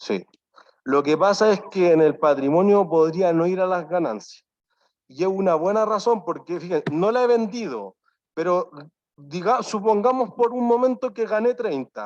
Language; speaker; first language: Spanish; native; Spanish